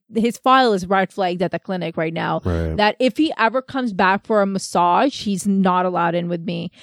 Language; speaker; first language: English; native; English